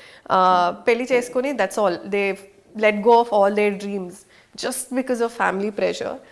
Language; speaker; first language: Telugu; non-native, local second language; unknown